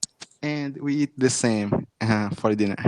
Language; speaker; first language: English; non-native, fluent; Portuguese